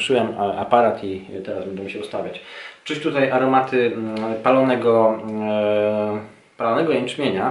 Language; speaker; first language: Polish; native; Polish